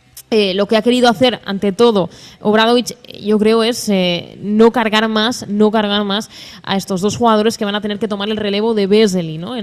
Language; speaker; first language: Spanish; native; Spanish